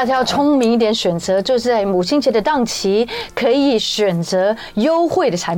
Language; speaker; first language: Chinese; native; Chinese